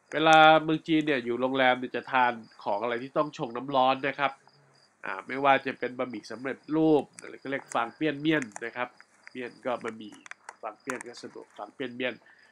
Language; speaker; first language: Thai; native; Thai